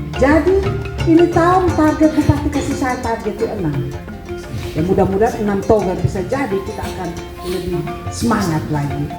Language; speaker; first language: Indonesian; native; Indonesian